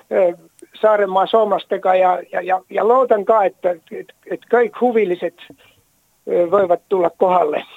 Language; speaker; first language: Estonian; non-native, learner; Finnish